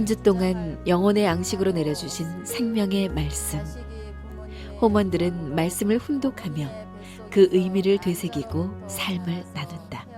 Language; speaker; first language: Korean; native; Korean